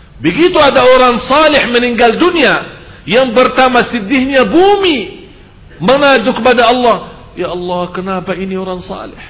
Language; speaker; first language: Indonesian; non-native, fluent; Arabic